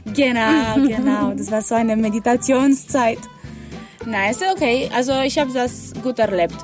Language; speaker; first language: German; non-native, learner; Romanian